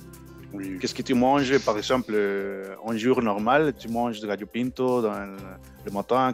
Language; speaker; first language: French; non-native, learner; Spanish